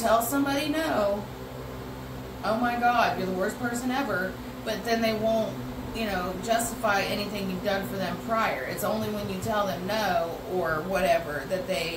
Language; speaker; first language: English; native; English